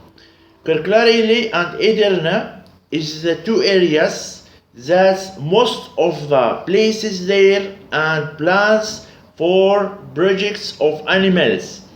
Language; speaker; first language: English; non-native, learner; Arabic